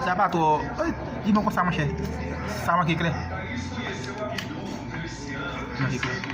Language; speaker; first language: French; non-native, learner; Haitian Creole